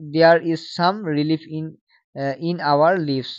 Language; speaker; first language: English; non-native, local second language; Assamese